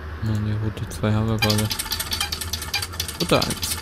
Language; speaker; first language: German; native; German